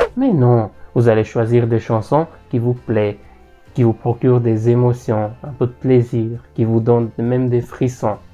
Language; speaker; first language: French; non-native, fluent; Armenian